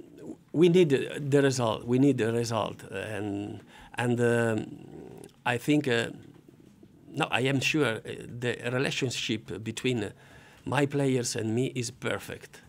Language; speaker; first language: English; non-native, learner; Italian